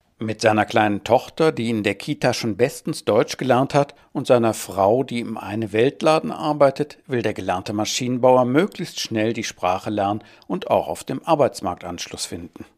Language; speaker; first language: German; native; German